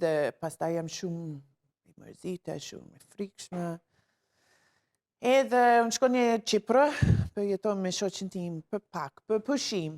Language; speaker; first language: Albanian; non-native, learner; English